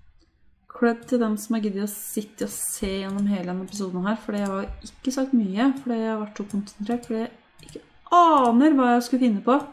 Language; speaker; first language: Norwegian; native; Norwegian